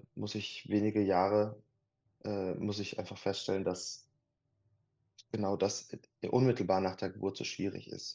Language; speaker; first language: German; native; German